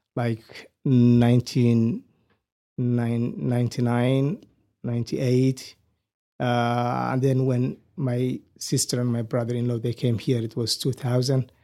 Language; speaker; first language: English; non-native, fluent; Somali